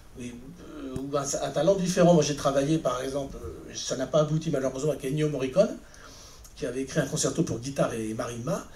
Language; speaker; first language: French; native; French